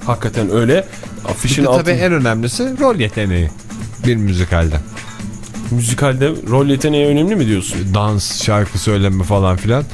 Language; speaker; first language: Turkish; native; Turkish